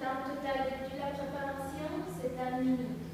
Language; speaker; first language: French; non-native, learner; Spanish